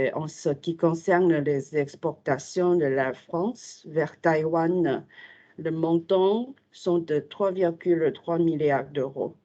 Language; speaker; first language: French; non-native, fluent; Chinese